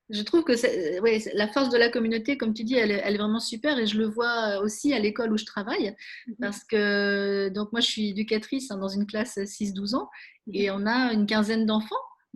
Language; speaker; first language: French; native; French